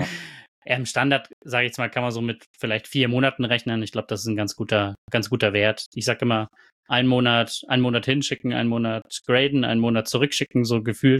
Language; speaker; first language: German; native; German